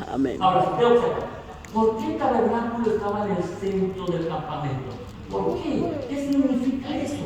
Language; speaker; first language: Spanish; native; Spanish